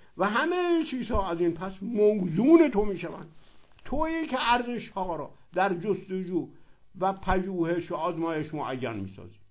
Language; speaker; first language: Persian; native; Persian